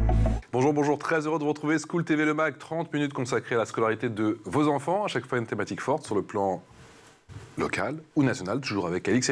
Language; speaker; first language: French; native; French